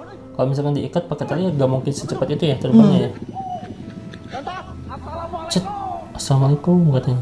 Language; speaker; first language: Indonesian; native; Indonesian